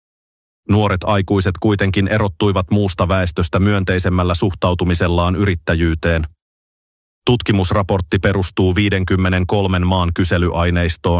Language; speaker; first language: Finnish; native; Finnish